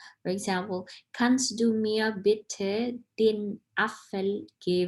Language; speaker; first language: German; non-native, fluent; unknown